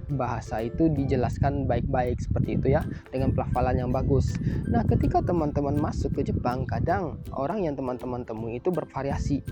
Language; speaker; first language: Indonesian; native; Indonesian